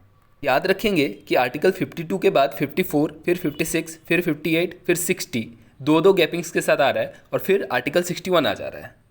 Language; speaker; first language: Hindi; native; Hindi